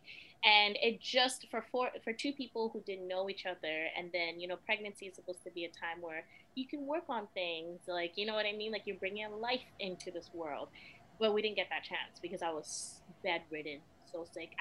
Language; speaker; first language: English; early bilingual, other home language; Krio